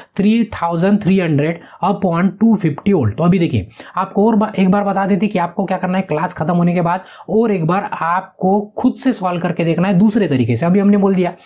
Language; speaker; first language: Hindi; non-native, local second language; Marathi